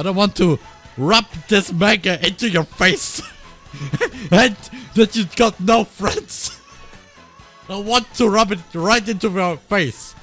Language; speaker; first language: English; non-native, learner; German